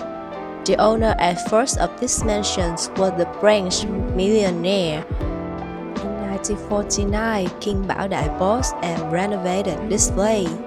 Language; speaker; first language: English; non-native, learner; Vietnamese